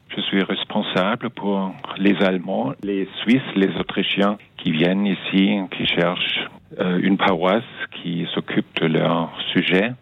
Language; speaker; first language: French; non-native, fluent; German